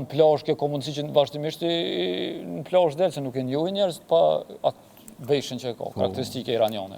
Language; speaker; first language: Albanian; native; Albanian